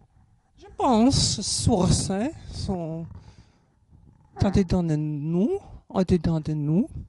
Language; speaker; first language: French; non-native, learner; German